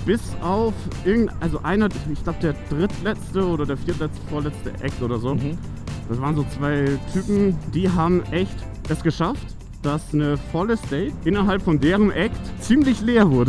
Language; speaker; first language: German; native; German